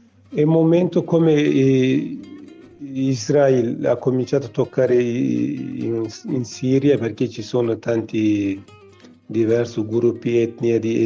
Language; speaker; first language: Italian; non-native, learner; Kurdish